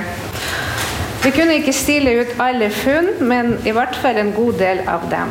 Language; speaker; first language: Norwegian; non-native, fluent; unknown